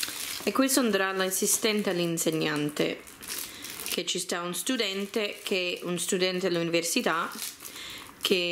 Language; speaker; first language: Italian; early bilingual, heritage; Italian